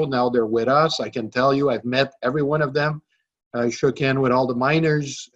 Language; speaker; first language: English; non-native, local second language; French